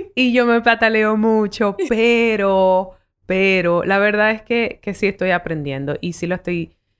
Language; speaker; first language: Spanish; early bilingual, heritage; Spanish